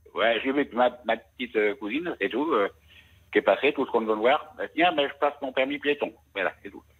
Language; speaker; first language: French; native; French